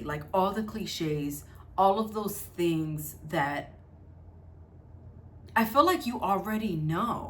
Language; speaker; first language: English; native; English